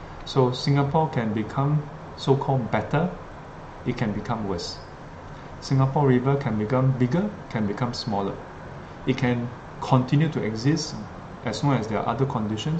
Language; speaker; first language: English; native; English